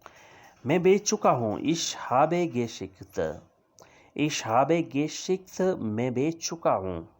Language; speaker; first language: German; non-native, fluent; Urdu